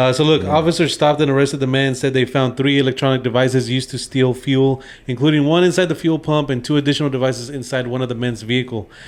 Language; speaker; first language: English; early bilingual, other home language; Spanish